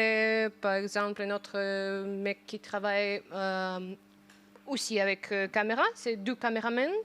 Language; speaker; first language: French; non-native, learner; Ukrainian